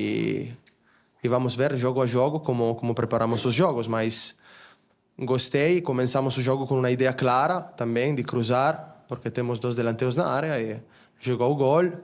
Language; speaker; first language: Portuguese; non-native, fluent; Italian